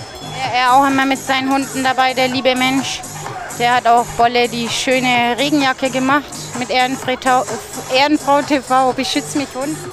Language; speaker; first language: German; native; German